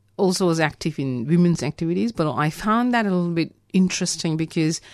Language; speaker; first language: English; non-native, local second language; Tamil